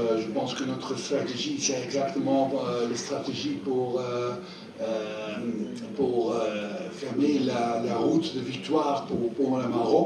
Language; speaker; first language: French; non-native, fluent; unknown